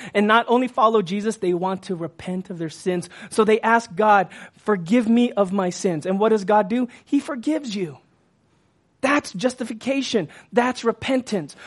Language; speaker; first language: English; native; English